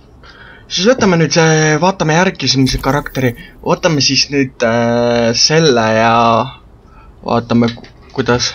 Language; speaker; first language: Finnish; non-native, learner; Estonian